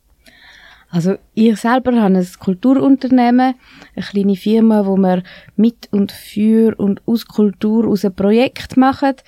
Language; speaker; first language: German; native; German